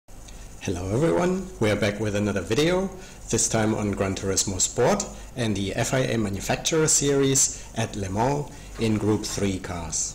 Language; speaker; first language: English; non-native, fluent; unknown